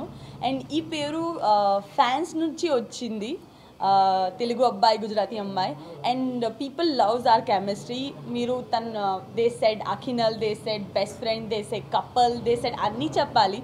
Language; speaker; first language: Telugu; non-native, learner; Gujarati